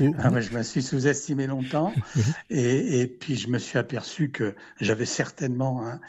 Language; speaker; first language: French; native; French